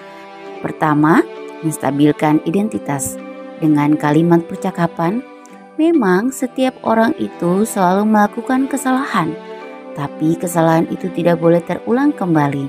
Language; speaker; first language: Indonesian; native; Indonesian